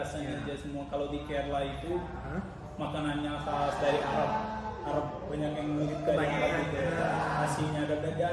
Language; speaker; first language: Indonesian; non-native, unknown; Malayalam